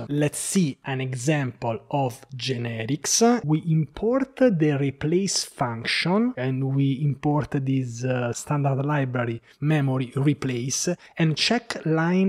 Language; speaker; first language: English; non-native, fluent; Italian